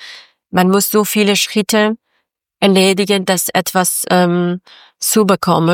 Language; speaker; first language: German; non-native, learner; Persian